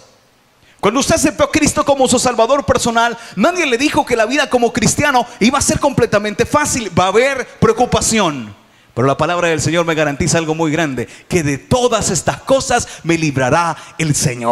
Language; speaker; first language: Spanish; native; Spanish